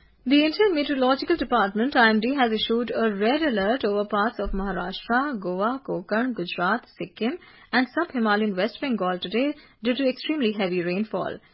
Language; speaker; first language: English; non-native, local second language; Urdu